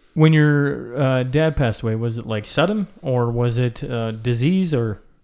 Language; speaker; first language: English; native; English